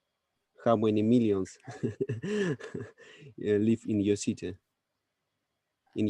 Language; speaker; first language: English; non-native, learner; Russian